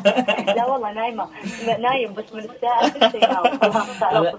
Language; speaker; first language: Arabic; native; Arabic